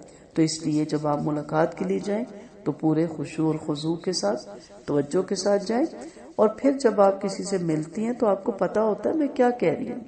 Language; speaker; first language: Urdu; native; Urdu